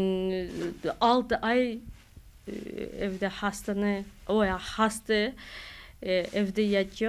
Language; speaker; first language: Turkish; non-native, learner; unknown